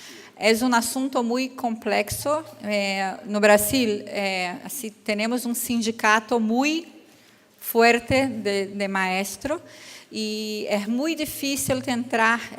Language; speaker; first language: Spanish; non-native, learner; Portuguese